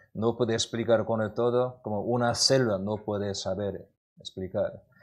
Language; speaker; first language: Spanish; non-native, learner; Korean